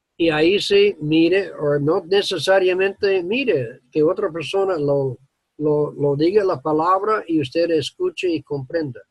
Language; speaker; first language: Spanish; non-native, learner; English